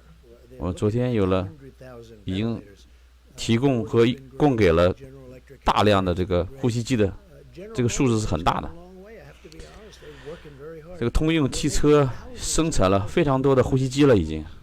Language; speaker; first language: Chinese; native; Chinese